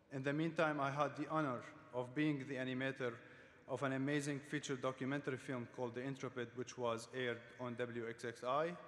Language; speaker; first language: English; non-native, fluent; Arabic